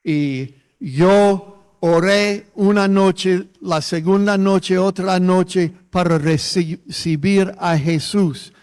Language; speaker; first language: Spanish; non-native, fluent; English